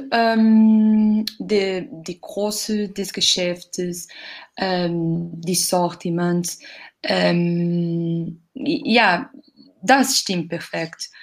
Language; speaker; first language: German; non-native, learner; Portuguese